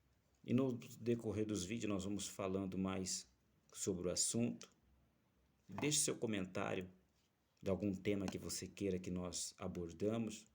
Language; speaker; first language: Portuguese; native; Portuguese